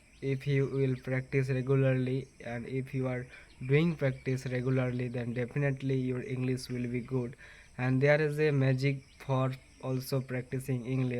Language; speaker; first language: English; non-native, learner; Bangla